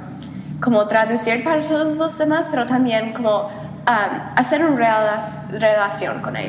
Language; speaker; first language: Spanish; non-native, learner; English